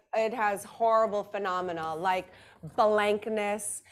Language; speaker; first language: English; native; English